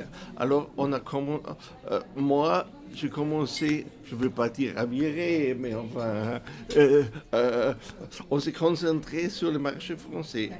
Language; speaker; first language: French; non-native, fluent; German